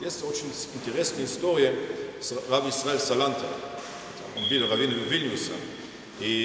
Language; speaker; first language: Russian; non-native, fluent; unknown